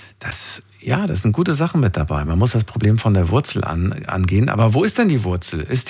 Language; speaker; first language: German; native; German